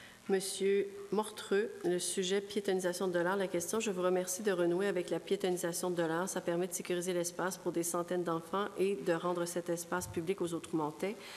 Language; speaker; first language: French; native; French